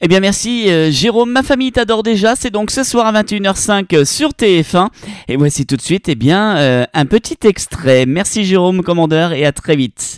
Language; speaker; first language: French; native; French